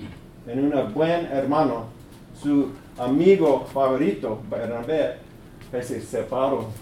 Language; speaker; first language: Spanish; early bilingual, heritage; English